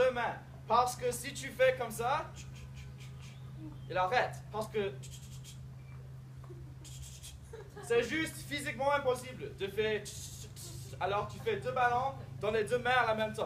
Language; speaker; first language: French; non-native, learner; English